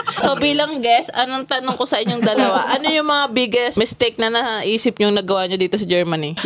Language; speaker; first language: Filipino; native; Filipino